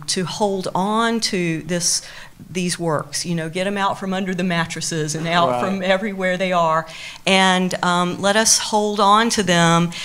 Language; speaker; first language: English; native; English